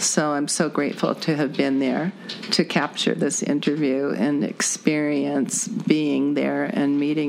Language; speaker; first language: English; native; English